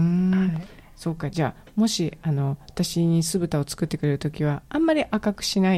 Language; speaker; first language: Japanese; native; Japanese